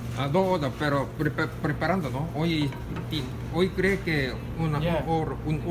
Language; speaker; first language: Spanish; non-native, learner; Korean